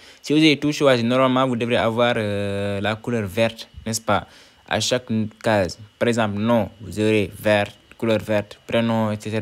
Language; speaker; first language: French; non-native, local second language; Wolof